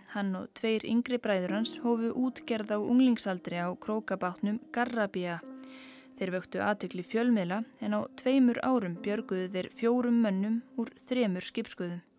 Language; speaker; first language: Icelandic; native; Icelandic